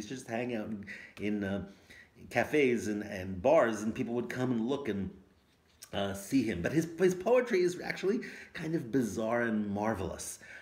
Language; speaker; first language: English; native; English